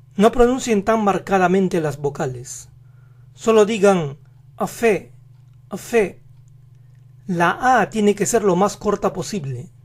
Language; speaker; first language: Spanish; native; Spanish